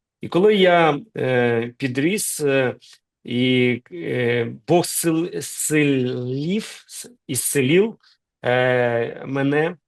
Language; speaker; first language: Ukrainian; non-native, local second language; Russian